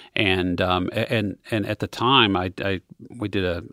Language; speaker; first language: English; native; English